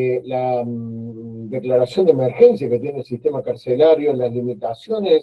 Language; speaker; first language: Spanish; native; Spanish